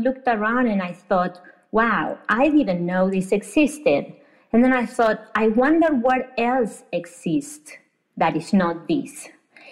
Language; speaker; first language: English; non-native, fluent; Spanish